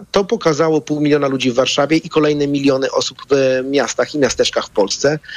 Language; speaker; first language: Polish; native; Polish